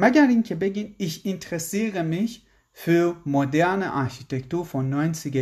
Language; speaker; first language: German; non-native, fluent; Persian